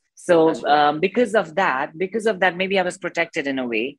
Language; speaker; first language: English; non-native, local second language; Nepali